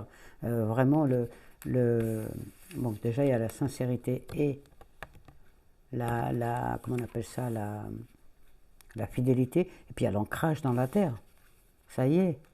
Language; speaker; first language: French; native; French